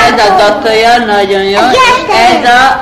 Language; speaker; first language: Hungarian; non-native, learner; Hebrew